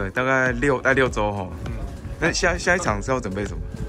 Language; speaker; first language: Chinese; native; Chinese